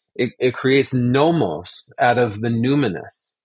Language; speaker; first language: English; native; English